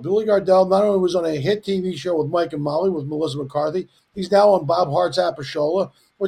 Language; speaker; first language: English; native; English